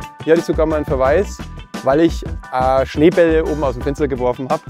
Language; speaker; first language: German; native; German